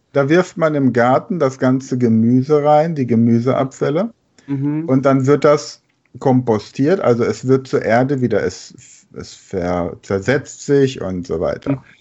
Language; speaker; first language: German; native; German